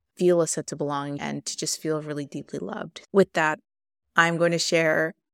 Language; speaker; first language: English; native; English